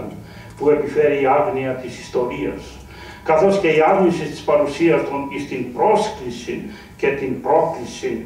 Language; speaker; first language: Greek; native; Greek